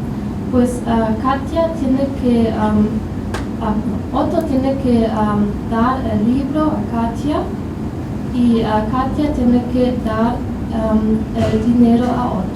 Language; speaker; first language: Spanish; non-native, fluent; German